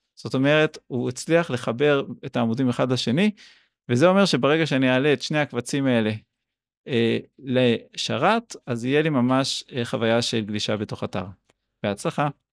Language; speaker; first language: Hebrew; native; Hebrew